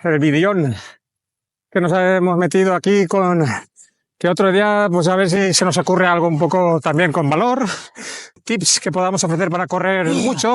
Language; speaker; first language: Spanish; native; Spanish